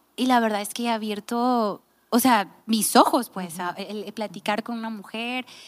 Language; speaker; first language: Spanish; native; Spanish